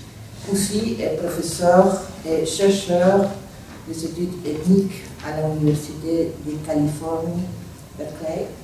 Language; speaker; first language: French; non-native, fluent; Spanish